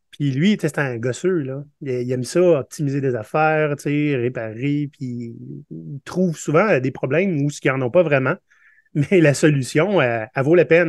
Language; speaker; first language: French; native; French